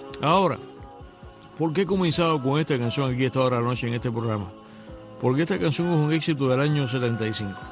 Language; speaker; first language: Spanish; native; Spanish